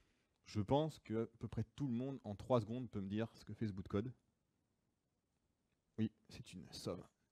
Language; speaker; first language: French; native; French